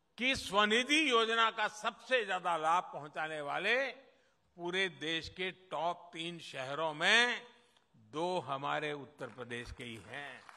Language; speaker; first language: Hindi; non-native, local second language; Gujarati